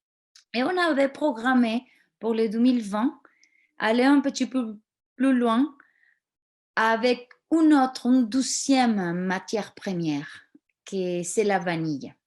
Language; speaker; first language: French; non-native, fluent; Spanish